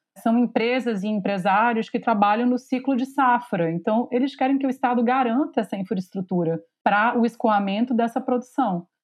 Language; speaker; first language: Portuguese; native; Portuguese